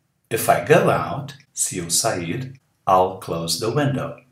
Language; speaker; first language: English; non-native, fluent; Portuguese